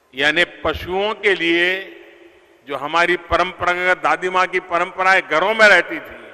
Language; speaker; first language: Hindi; non-native, local second language; Gujarati